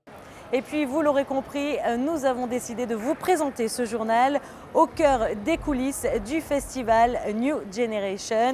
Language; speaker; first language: French; native; French